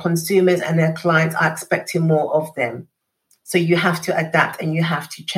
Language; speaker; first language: English; native; English